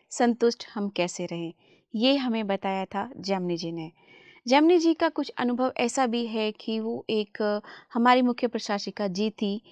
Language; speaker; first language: Hindi; native; Hindi